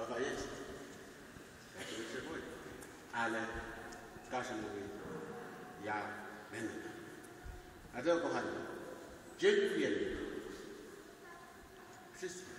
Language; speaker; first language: Polish; non-native, learner; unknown